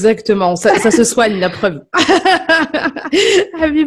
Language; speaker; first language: French; native; French